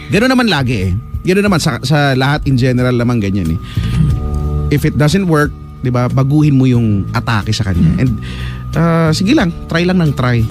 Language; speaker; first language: Filipino; native; Filipino